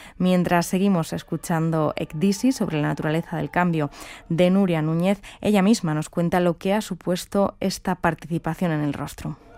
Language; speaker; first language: Spanish; native; Spanish